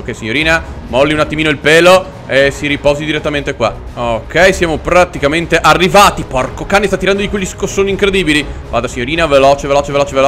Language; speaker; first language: Italian; native; Italian